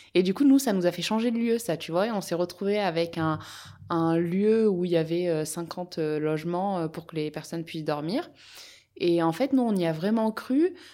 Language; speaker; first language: French; native; French